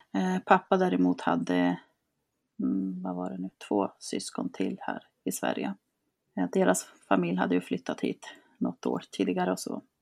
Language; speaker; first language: Swedish; early bilingual, other home language; Spanish